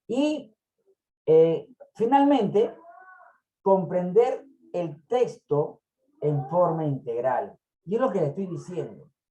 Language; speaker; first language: Spanish; native; Spanish